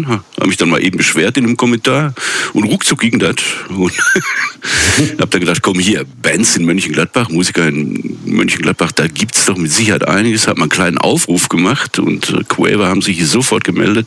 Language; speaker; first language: German; native; German